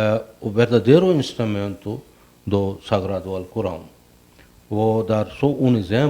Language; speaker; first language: Portuguese; non-native, fluent; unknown